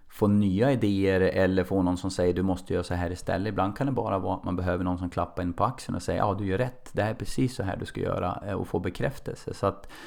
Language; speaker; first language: Swedish; native; Swedish